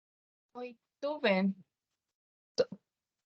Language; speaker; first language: Portuguese; non-native, learner; Spanish